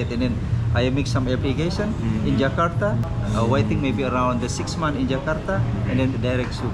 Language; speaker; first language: English; non-native, learner; Indonesian